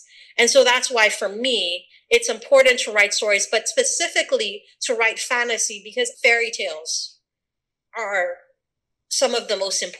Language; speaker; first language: English; early bilingual, other home language; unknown